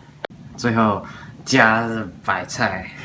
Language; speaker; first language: Chinese; non-native, learner; English